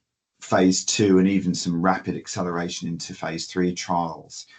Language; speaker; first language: English; native; English